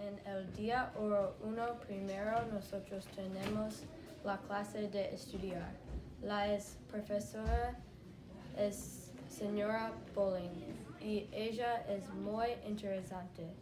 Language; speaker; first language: Spanish; non-native, learner; English